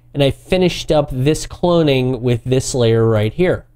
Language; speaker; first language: English; native; English